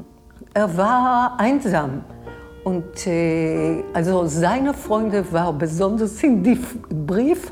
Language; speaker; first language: German; non-native, fluent; Hebrew